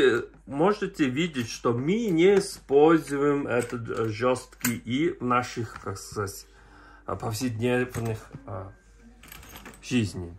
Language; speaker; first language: Russian; non-native, learner; Mongolian